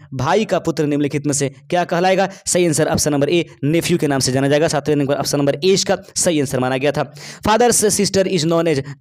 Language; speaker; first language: Hindi; native; Hindi